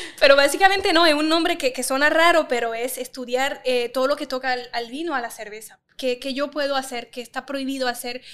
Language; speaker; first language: Spanish; non-native, fluent; French